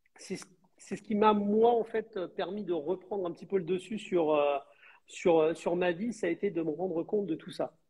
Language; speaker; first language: French; native; French